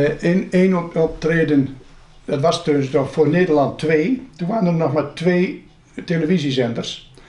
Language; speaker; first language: Dutch; native; Dutch